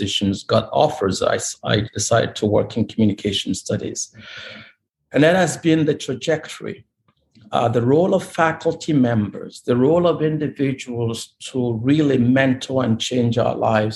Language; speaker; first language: English; non-native, local second language; Igbo